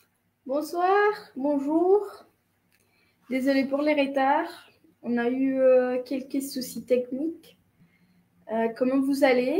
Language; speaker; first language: French; non-native, fluent; Spanish